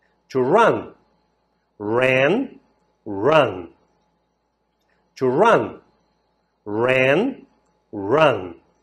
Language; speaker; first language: English; non-native, fluent; Portuguese